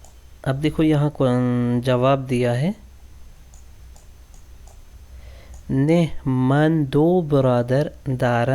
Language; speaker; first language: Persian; non-native, fluent; Urdu